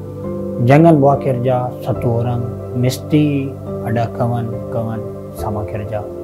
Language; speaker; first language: Indonesian; non-native, learner; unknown